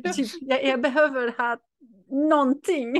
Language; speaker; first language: Swedish; non-native, fluent; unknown